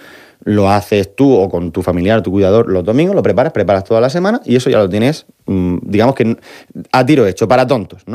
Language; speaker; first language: Spanish; native; Spanish